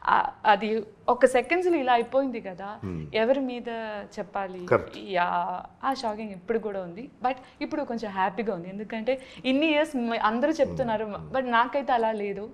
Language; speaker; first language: Telugu; non-native, learner; Malayalam